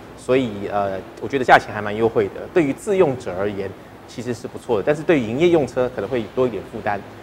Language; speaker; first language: Chinese; native; Chinese